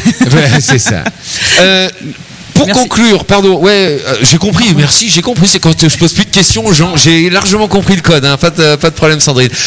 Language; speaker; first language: French; native; French